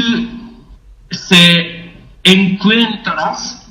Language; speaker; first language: Spanish; non-native, fluent; Japanese